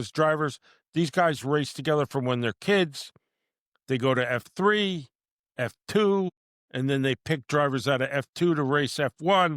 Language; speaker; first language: English; native; English